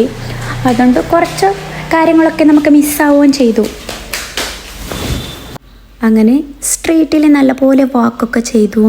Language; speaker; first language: Malayalam; native; Malayalam